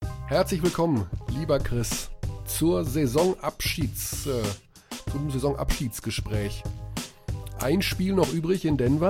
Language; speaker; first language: German; native; German